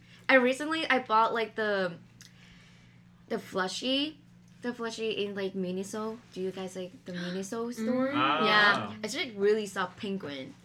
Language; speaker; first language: English; non-native, fluent; Vietnamese